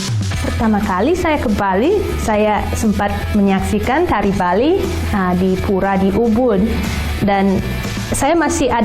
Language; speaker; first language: Indonesian; non-native, fluent; English